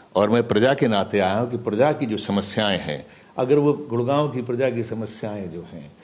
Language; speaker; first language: Hindi; native; Hindi